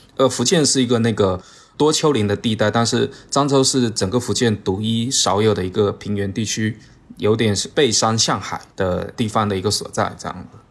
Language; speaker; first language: Chinese; native; Chinese